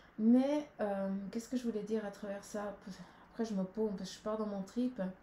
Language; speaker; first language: French; native; French